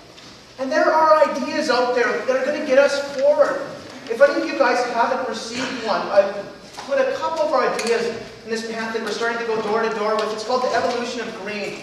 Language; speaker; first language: English; native; English